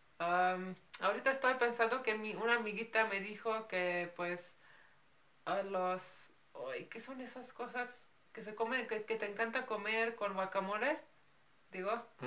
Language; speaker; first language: Spanish; non-native, fluent; Slovenian